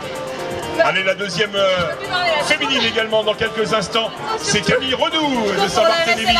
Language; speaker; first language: French; native; French